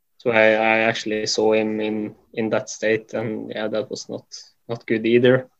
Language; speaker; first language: English; non-native, fluent; Norwegian